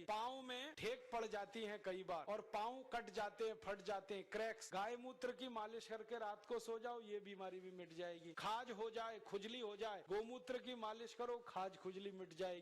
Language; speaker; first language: Hindi; native; Hindi